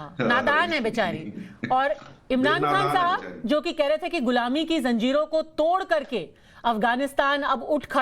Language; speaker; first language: Hindi; native; Hindi